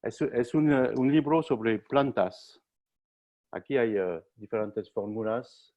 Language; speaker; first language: Spanish; non-native, learner; French